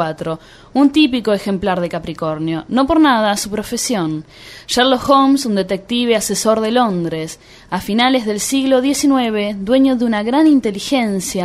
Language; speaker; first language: Spanish; native; Spanish